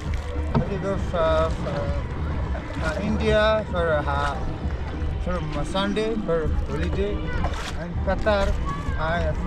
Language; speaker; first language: English; non-native, learner; Nepali